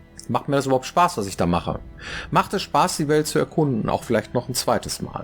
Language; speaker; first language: German; native; German